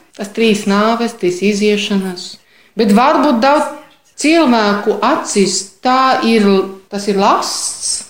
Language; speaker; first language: Latvian; non-native, fluent; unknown